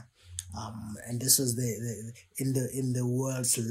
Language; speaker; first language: English; non-native, local second language; Tswana